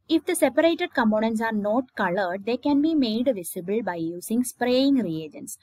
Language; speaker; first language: English; non-native, local second language; Malayalam